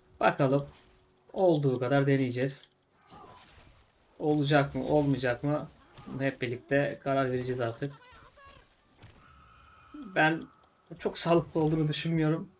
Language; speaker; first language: Turkish; native; Turkish